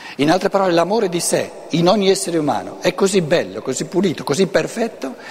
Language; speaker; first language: Italian; non-native, local second language; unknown